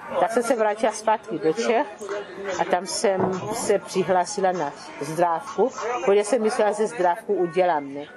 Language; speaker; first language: Czech; early bilingual, other home language; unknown